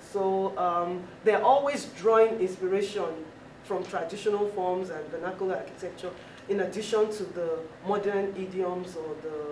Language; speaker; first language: English; non-native, local second language; Yoruba